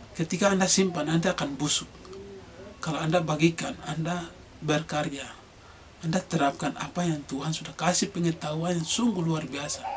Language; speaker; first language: Indonesian; non-native, local second language; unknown